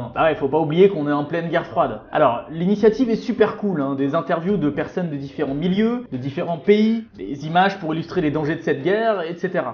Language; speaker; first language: French; native; French